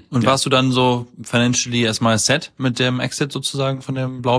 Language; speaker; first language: German; native; German